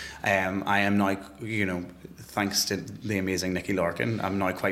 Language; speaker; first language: English; native; English